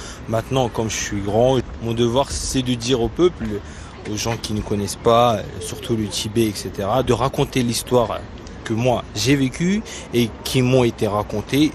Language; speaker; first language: French; non-native, fluent; Tibetan